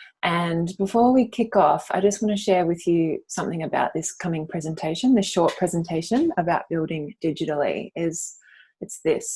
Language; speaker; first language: English; native; English